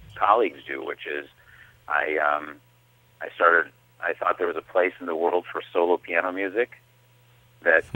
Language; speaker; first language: English; native; English